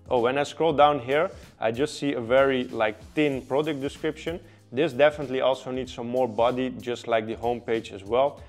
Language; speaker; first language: English; non-native, fluent; Dutch